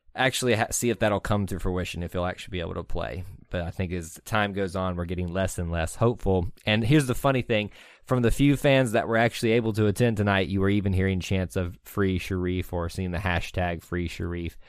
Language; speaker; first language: English; native; English